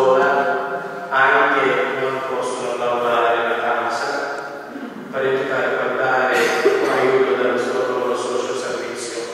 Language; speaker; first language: Italian; non-native, fluent; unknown